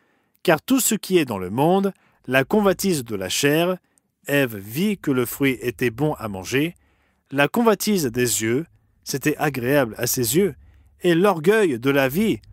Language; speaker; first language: French; native; French